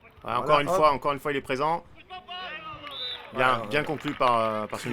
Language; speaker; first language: French; native; French